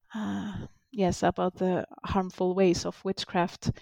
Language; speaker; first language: English; non-native, fluent; Icelandic